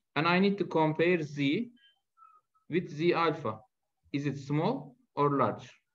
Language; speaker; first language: English; non-native, fluent; Turkish